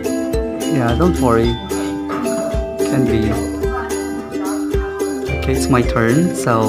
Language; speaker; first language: English; non-native, learner; Filipino